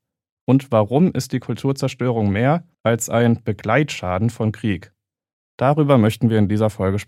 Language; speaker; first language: German; native; German